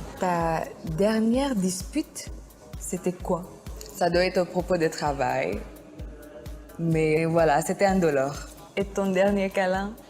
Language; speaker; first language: French; non-native, fluent; Indonesian